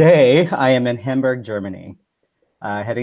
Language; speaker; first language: English; early bilingual, other home language; Vietnamese